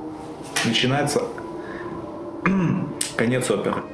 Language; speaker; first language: Russian; native; Russian